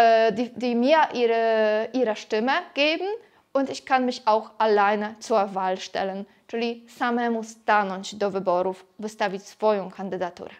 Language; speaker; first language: German; non-native, fluent; Polish